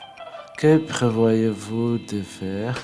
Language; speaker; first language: French; non-native, learner; English